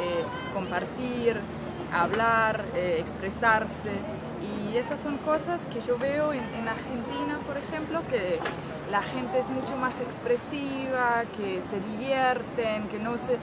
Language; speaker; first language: Spanish; non-native, fluent; Danish